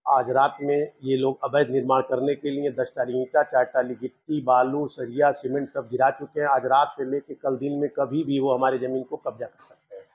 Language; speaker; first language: Hindi; native; Hindi